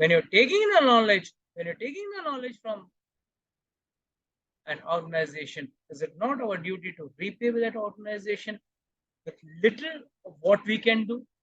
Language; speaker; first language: English; non-native, local second language; Hindi